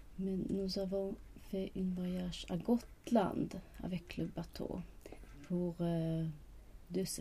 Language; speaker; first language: French; non-native, learner; Swedish